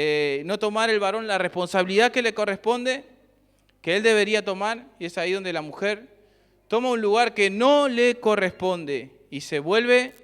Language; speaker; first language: Spanish; native; Spanish